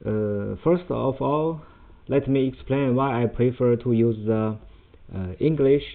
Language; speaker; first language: English; non-native, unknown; Chinese